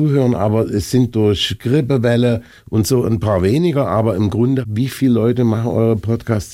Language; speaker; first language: German; native; German